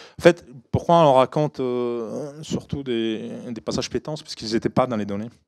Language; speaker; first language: French; non-native, fluent; Italian